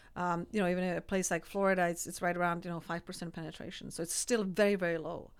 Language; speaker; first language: English; non-native, fluent; Czech